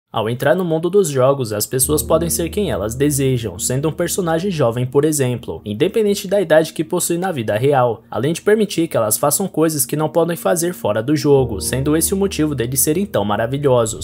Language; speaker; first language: Portuguese; native; Portuguese